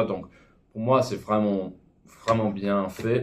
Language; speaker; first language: French; non-native, fluent; English